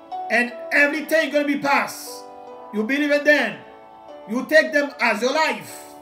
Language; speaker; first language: English; non-native, learner; Haitian Creole